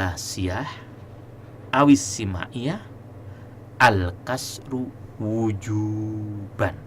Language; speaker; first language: Arabic; non-native, fluent; Indonesian